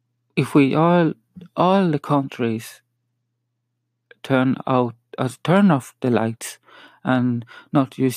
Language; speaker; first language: English; non-native, learner; Spanish